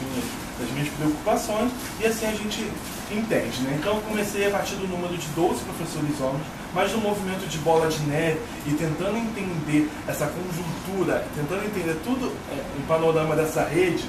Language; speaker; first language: Portuguese; native; Portuguese